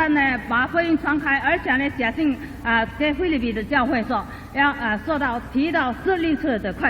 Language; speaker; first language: Chinese; native; Chinese